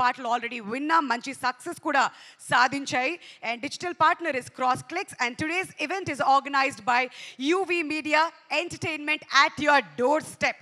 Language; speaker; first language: Telugu; native; Telugu